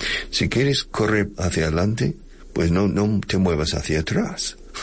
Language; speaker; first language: Spanish; non-native, fluent; English